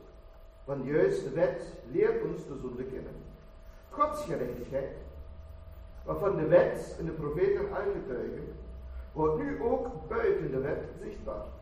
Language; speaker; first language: Dutch; non-native, fluent; German